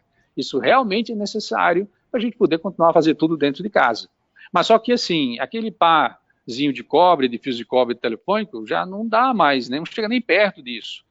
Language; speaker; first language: Portuguese; native; Portuguese